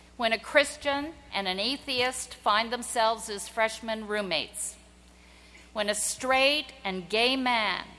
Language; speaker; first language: English; native; English